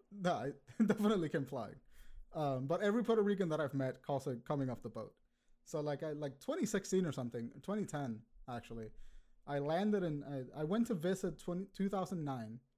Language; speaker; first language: English; early bilingual, other home language; Spanish